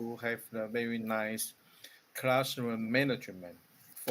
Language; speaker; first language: English; non-native, learner; Chinese